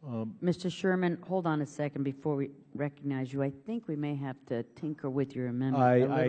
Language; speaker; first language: English; native; English